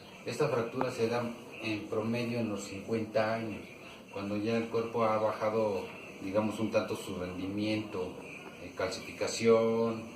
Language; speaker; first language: Spanish; native; Spanish